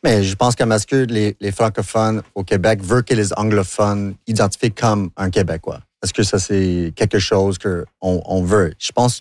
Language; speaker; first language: French; non-native, local second language; English